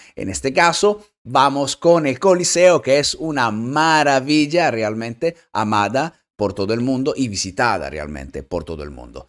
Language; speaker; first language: Spanish; non-native, fluent; Italian